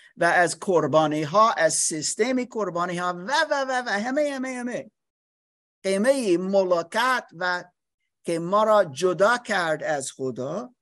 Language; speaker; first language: Persian; non-native, learner; English